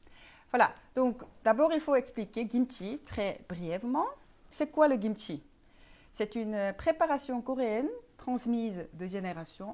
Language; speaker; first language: French; non-native, fluent; Korean